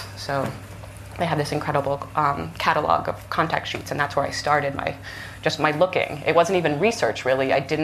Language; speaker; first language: English; native; English